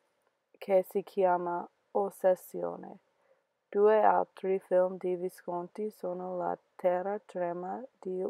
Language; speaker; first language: Italian; non-native, learner; English